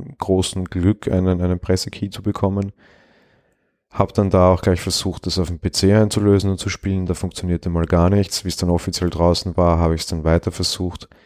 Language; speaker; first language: German; native; German